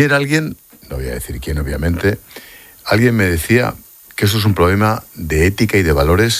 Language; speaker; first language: Spanish; native; Spanish